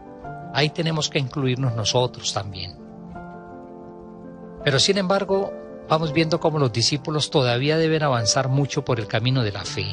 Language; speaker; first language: Spanish; native; Spanish